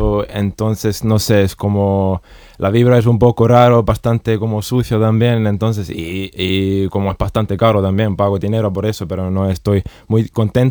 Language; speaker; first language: Spanish; non-native, fluent; Estonian